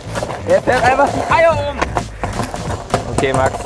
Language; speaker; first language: German; native; German